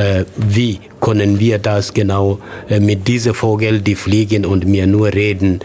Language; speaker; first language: German; non-native, fluent; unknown